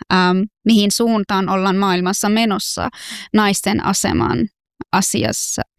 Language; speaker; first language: Finnish; non-native, fluent; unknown